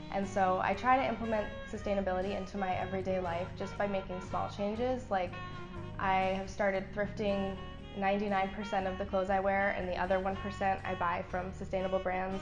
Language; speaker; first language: English; native; English